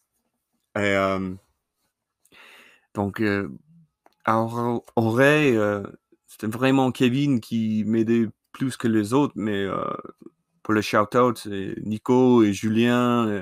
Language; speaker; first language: French; non-native, learner; English